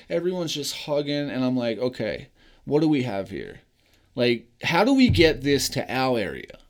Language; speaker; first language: English; native; English